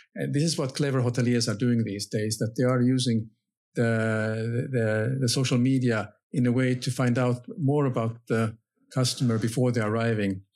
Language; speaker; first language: English; non-native, fluent; Finnish